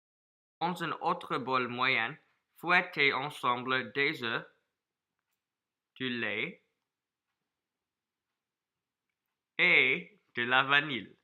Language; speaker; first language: French; non-native, learner; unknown